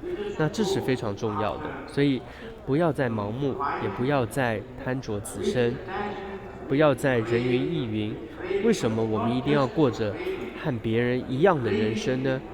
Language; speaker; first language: Chinese; native; Chinese